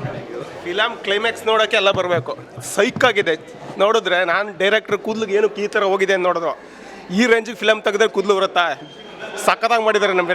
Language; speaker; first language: Kannada; non-native, local second language; Tulu